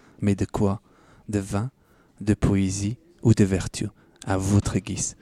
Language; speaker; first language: French; non-native, fluent; Persian